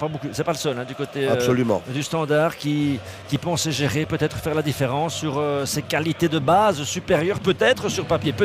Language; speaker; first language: French; native; French